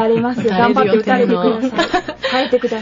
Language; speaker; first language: Japanese; native; Japanese